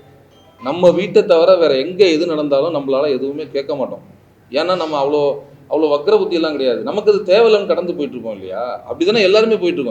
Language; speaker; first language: Tamil; native; Tamil